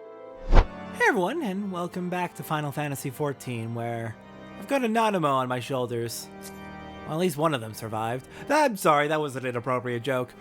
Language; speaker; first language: English; native; English